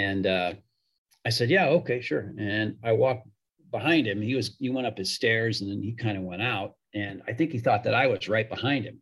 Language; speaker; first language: English; native; English